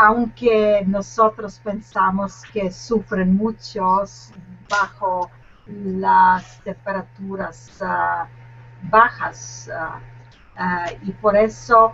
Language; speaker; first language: Spanish; non-native, learner; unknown